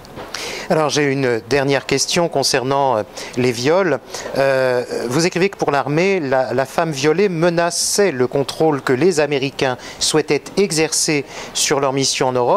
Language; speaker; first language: French; native; French